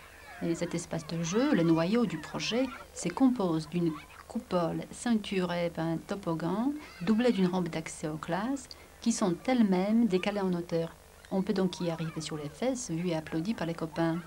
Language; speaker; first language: French; non-native, fluent; Polish